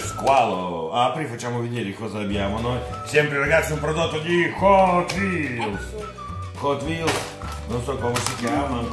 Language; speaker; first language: Italian; non-native, fluent; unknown